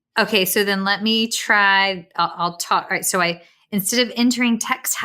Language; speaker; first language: English; native; English